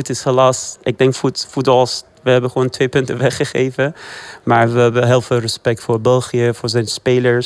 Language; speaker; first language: Dutch; non-native, fluent; Persian